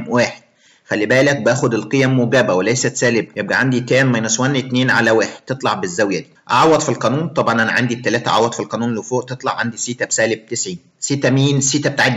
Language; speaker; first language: Arabic; native; Arabic